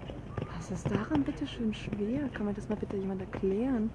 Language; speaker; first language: German; native; German